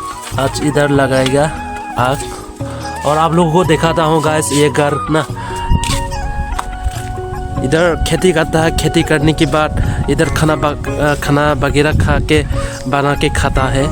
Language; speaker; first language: Hindi; non-native, local second language; Kok Borok